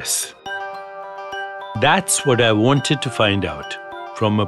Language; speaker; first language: English; non-native, local second language; Hindi